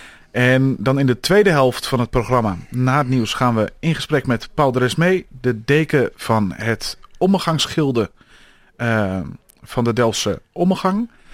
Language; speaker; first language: Dutch; native; Dutch